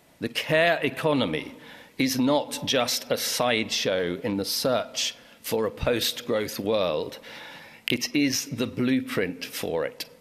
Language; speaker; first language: English; native; English